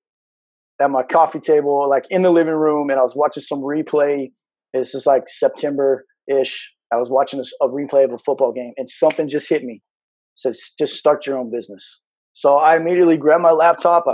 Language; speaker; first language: English; native; English